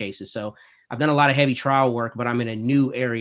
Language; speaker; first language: English; native; English